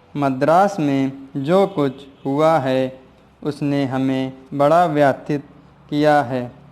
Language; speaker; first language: Hindi; native; Hindi